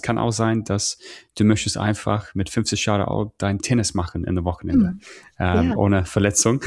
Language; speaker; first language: German; non-native, learner; English